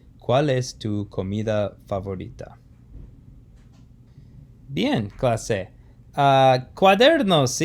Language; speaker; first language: Spanish; non-native, fluent; English